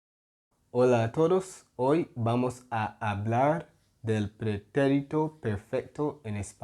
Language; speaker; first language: Spanish; non-native, fluent; English